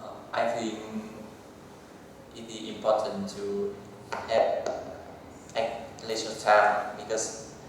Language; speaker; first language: English; non-native, learner; Vietnamese